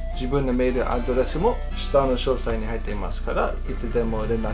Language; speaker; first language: Japanese; non-native, fluent; English